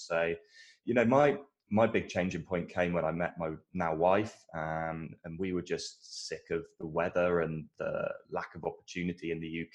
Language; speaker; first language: English; native; English